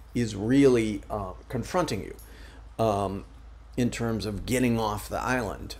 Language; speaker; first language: English; native; English